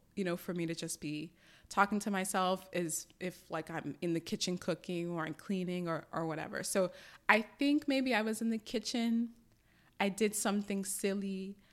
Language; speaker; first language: English; early bilingual, other home language; Yoruba